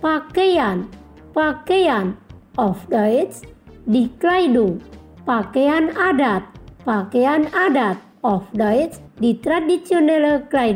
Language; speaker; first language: German; non-native, learner; Indonesian